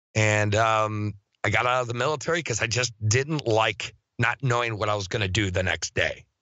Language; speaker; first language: English; native; English